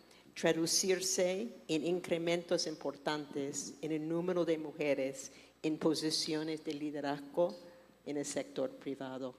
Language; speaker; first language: Spanish; non-native, fluent; English